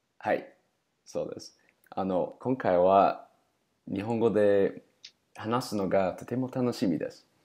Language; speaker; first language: Japanese; non-native, learner; English